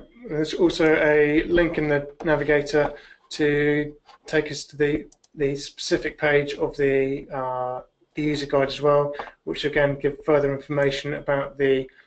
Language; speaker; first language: English; native; English